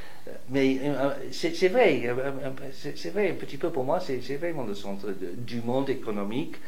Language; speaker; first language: French; non-native, fluent; English